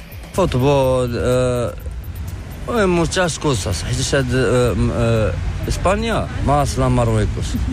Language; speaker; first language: Spanish; non-native, learner; Arabic